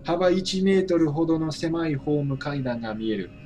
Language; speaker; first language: Japanese; non-native, learner; English